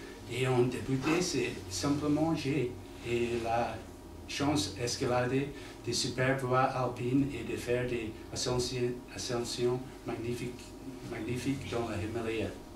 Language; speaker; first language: French; non-native, learner; English